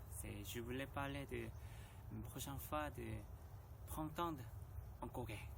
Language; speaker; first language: French; non-native, learner; Korean